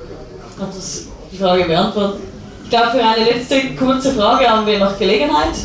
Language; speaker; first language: German; native; German